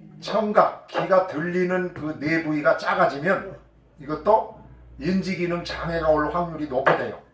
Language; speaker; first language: Korean; native; Korean